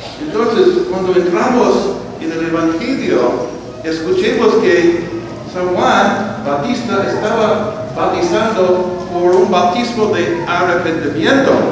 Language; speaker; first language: Spanish; non-native, fluent; English